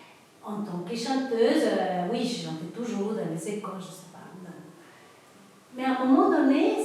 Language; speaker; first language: French; non-native, fluent; Spanish